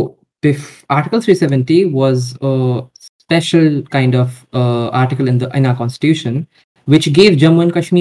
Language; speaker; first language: English; non-native, local second language; Hindi